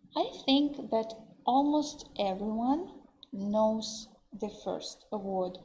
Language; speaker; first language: English; non-native, fluent; Russian